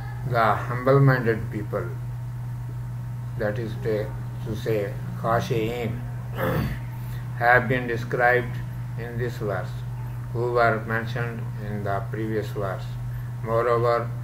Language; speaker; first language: English; non-native, local second language; Urdu